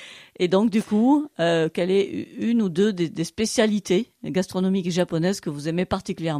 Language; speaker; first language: French; native; French